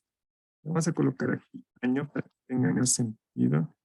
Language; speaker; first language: Spanish; native; Spanish